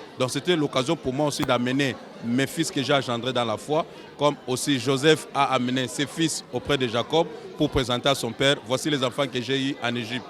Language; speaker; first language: French; non-native, local second language; Lingala